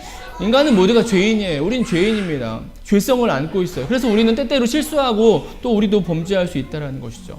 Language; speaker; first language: Korean; native; Korean